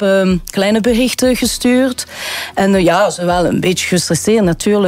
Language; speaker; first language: Dutch; non-native, local second language; French